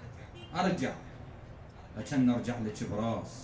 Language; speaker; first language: Arabic; native; Arabic